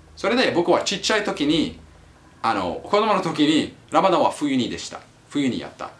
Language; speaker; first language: Japanese; non-native, learner; English